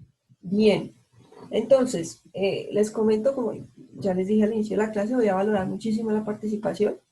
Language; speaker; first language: Spanish; native; Spanish